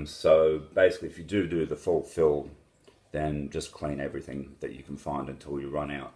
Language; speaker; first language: English; native; English